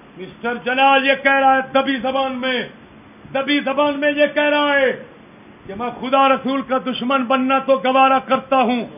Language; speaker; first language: Urdu; non-native, local second language; Punjabi